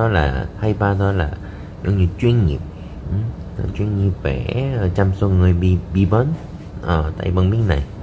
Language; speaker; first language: Vietnamese; non-native, learner; Korean